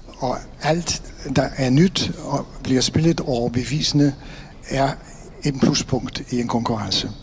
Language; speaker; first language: Danish; non-native, fluent; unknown